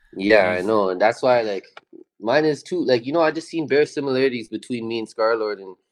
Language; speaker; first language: English; native; English